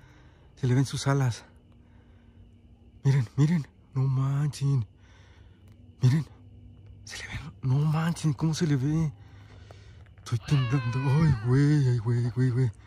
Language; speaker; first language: Spanish; native; Spanish